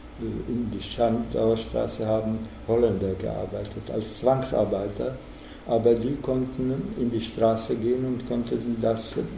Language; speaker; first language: German; non-native, fluent; Czech